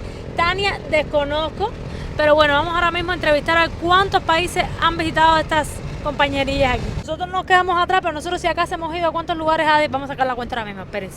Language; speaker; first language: Spanish; native; Spanish